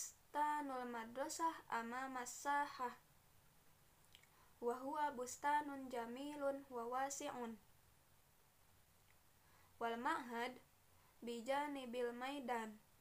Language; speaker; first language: Arabic; non-native, learner; Indonesian